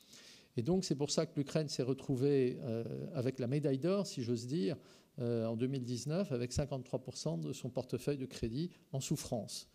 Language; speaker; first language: French; native; French